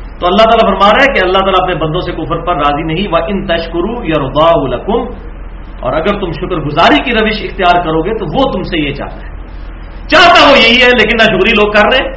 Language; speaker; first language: Urdu; non-native, local second language; Punjabi